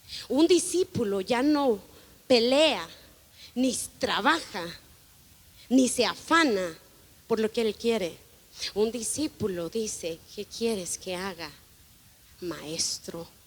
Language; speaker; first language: Spanish; native; Spanish